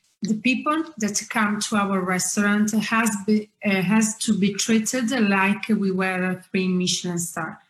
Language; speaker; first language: English; non-native, fluent; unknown